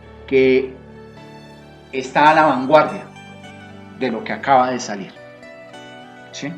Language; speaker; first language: Spanish; native; Spanish